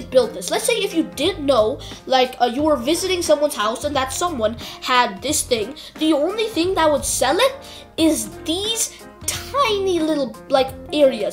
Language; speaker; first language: English; native; English